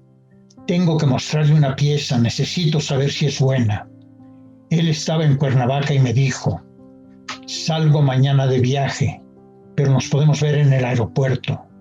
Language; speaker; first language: Spanish; native; Spanish